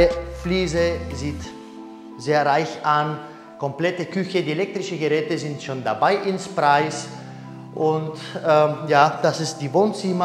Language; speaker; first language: German; non-native, learner; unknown